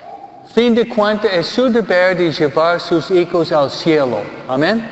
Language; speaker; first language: Spanish; non-native, fluent; English